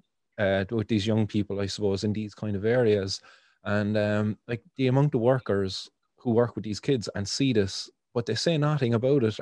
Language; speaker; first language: English; native; English